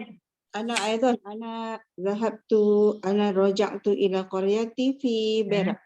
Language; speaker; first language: Arabic; non-native, learner; Malay